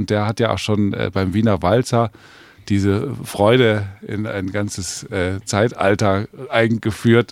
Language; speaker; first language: German; native; German